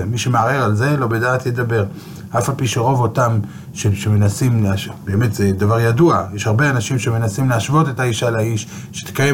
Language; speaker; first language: Hebrew; native; Hebrew